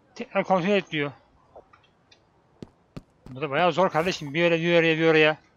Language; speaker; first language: Turkish; native; Turkish